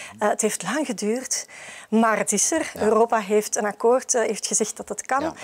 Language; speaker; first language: Dutch; native; Dutch